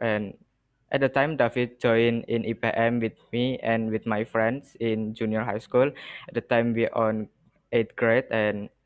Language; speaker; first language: English; non-native, learner; Indonesian